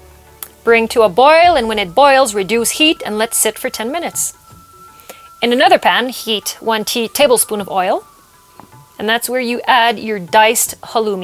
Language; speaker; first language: English; non-native, local second language; French